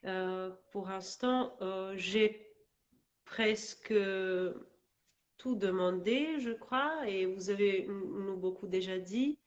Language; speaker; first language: French; non-native, learner; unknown